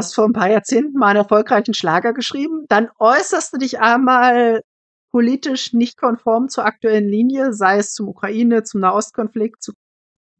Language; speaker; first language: German; native; German